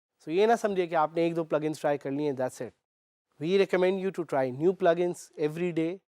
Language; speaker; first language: Urdu; native; Urdu